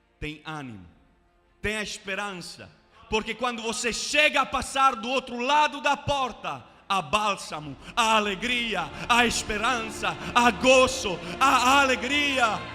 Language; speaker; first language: Portuguese; non-native, fluent; Romanian